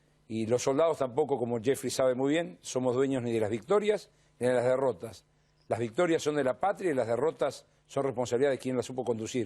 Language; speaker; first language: Spanish; native; Spanish